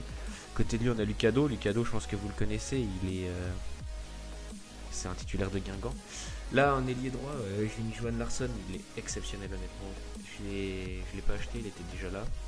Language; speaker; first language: French; native; French